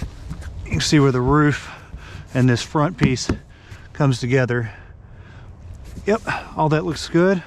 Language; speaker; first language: English; native; English